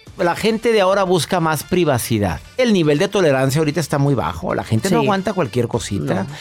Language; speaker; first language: Spanish; native; Spanish